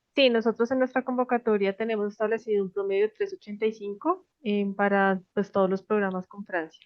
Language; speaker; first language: Spanish; native; Spanish